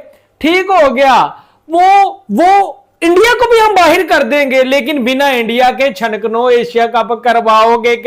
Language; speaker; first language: Hindi; native; Hindi